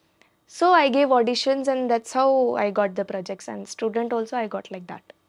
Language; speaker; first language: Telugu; non-native, learner; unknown